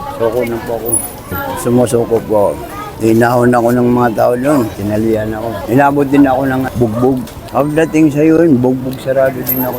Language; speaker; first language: Filipino; non-native, local second language; Waray